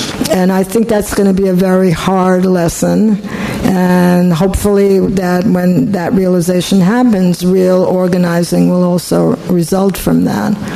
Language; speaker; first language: English; non-native, fluent; Polish